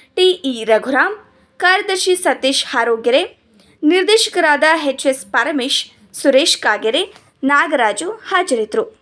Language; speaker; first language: Kannada; native; Kannada